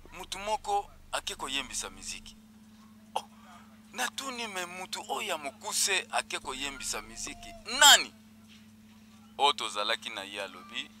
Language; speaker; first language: Lingala; non-native, local second language; Kongo